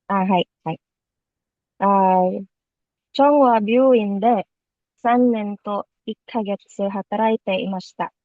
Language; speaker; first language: Japanese; non-native, learner; Filipino